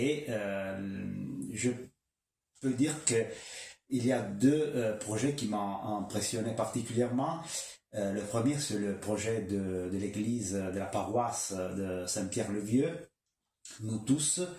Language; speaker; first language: French; non-native, local second language; Kinyarwanda